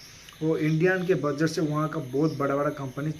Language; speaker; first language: Hindi; non-native, local second language; Odia